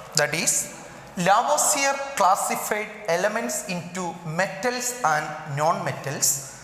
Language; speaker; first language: English; non-native, local second language; Malayalam